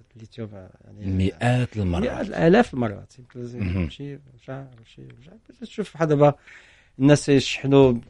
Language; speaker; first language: Arabic; native; Arabic